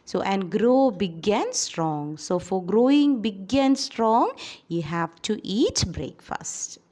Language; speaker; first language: English; non-native, local second language; Malayalam